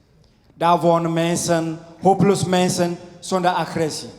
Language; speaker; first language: Dutch; non-native, fluent; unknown